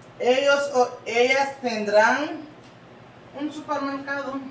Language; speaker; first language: Spanish; non-native, learner; Haitian Creole